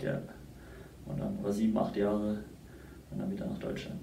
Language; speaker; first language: German; native; German